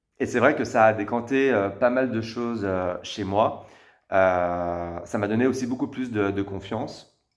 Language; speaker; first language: French; native; French